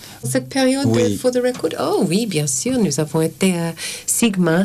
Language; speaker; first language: French; non-native, learner; English